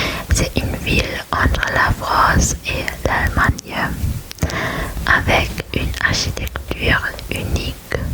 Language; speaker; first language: French; non-native, learner; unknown